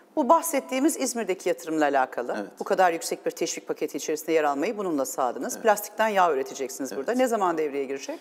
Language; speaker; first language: Turkish; native; Turkish